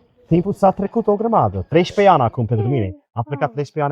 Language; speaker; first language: Romanian; non-native, learner; English